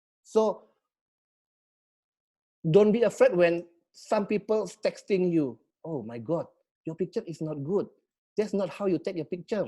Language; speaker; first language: English; non-native, learner; Indonesian